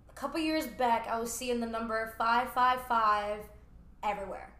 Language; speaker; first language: English; early bilingual, other home language; Spanish